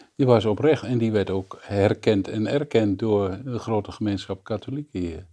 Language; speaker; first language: Dutch; native; Dutch